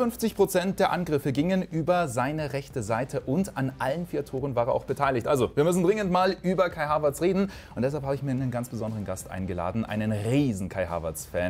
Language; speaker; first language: German; native; German